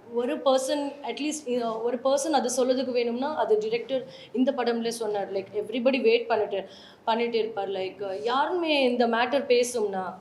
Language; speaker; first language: Tamil; non-native, learner; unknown